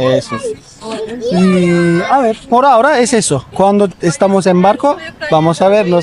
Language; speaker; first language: Spanish; non-native, learner; Turkish